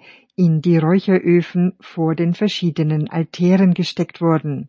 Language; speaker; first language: German; native; German